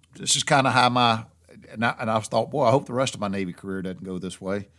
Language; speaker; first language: English; native; English